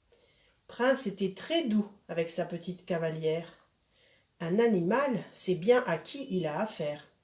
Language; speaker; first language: French; native; French